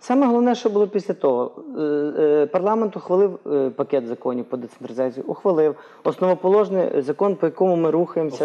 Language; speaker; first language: Ukrainian; native; Ukrainian